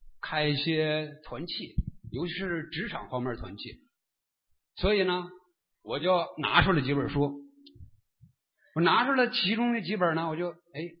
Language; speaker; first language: Chinese; native; Chinese